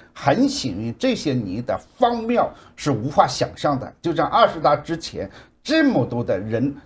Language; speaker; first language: Chinese; native; Chinese